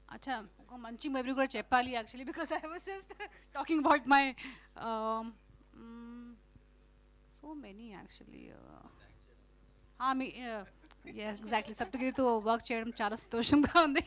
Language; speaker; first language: Telugu; non-native, fluent; Hindi